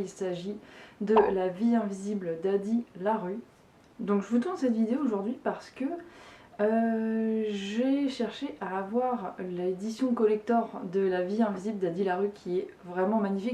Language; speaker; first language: French; native; French